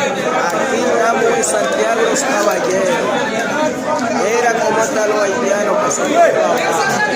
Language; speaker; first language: Spanish; non-native, fluent; Haitian Creole